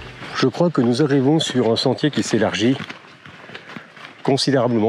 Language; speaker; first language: French; native; French